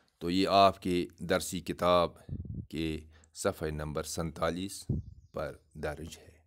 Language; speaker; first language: Urdu; non-native, local second language; Kashmiri